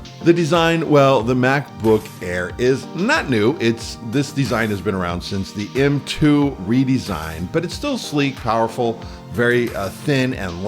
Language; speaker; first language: English; native; English